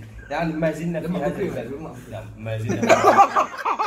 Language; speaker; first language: Arabic; non-native, fluent; Malay